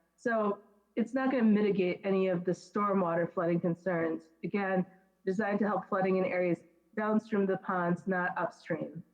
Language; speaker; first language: English; native; English